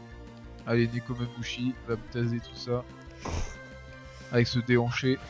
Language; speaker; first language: French; native; French